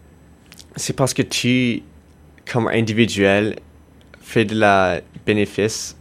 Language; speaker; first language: French; non-native, local second language; English